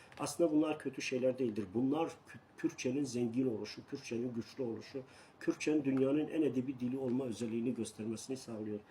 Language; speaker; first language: Turkish; non-native, local second language; Kurdish